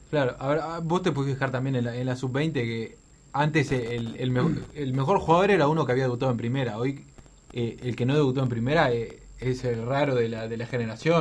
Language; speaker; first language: Spanish; native; Spanish